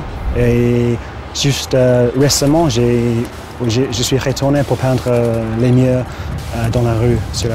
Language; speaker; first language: French; non-native, fluent; English